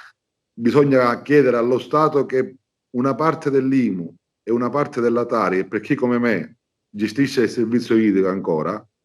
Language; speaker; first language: Italian; native; Italian